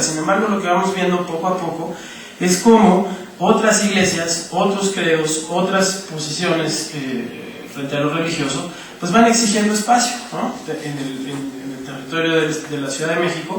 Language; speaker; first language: Spanish; native; Spanish